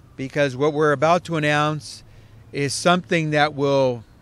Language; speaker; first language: English; early bilingual, other home language; Spanish